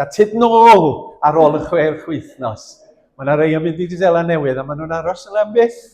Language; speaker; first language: Welsh; native; Welsh